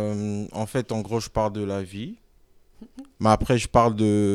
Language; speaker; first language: French; non-native, local second language; Lingala